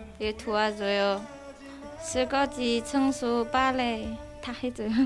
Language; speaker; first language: Korean; non-native, learner; Chinese